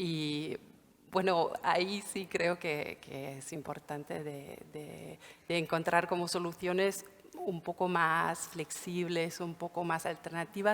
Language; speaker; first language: Spanish; non-native, fluent; German